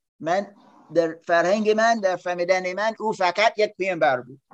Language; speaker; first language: Persian; non-native, learner; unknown